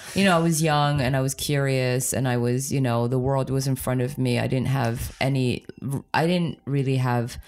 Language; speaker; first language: English; native; English